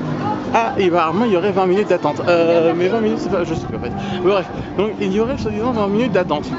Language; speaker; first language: French; native; French